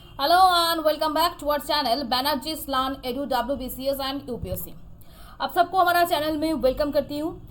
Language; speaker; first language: Hindi; non-native, local second language; Bangla